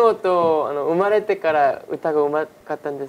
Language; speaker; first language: Japanese; non-native, learner; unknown